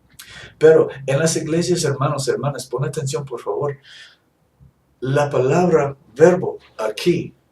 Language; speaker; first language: Spanish; non-native, fluent; English